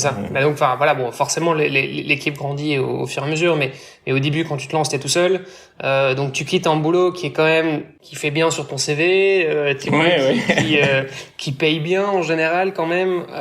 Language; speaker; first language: French; native; French